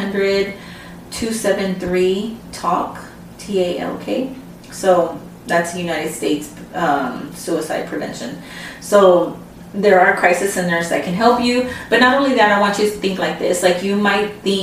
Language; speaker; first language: English; early bilingual, other home language; Spanish